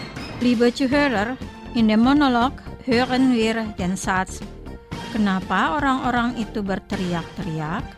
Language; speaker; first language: German; non-native, fluent; Indonesian